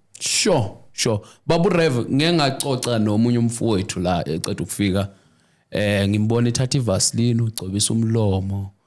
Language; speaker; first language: Zulu; native; Zulu